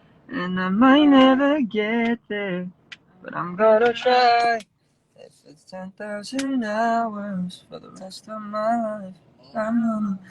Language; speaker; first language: English; early bilingual, other home language; Korean